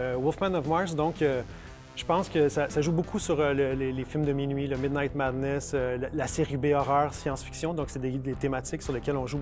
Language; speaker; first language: French; native; French